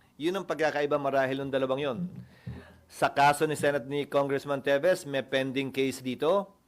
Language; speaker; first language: Filipino; native; Filipino